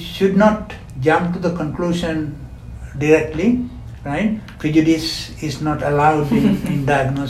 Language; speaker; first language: English; non-native, local second language; Sinhala